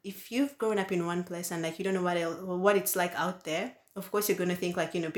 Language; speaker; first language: English; non-native, local second language; Ganda